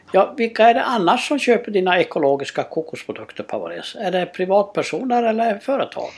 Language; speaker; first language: Swedish; native; Swedish